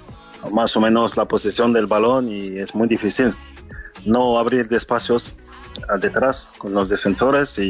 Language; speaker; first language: Spanish; non-native, fluent; French